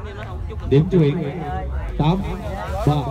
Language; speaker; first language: Vietnamese; native; Vietnamese